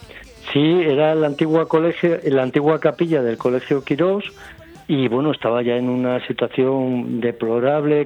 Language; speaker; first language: Spanish; native; Spanish